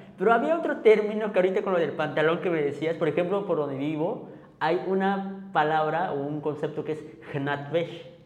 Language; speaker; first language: Spanish; non-native, local second language; Tzotzil